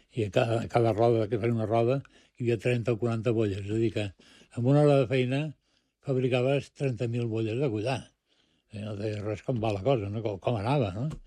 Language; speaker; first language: Catalan; non-native, local second language; Spanish